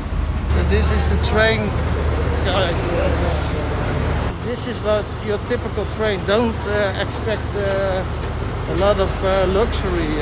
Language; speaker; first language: English; non-native, learner; Dutch